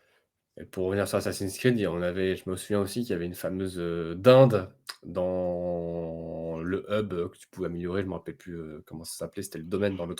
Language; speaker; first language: French; native; French